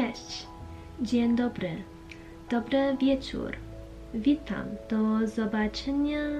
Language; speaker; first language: Polish; non-native, learner; English